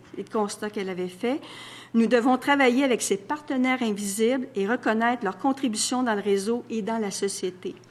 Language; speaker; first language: French; native; French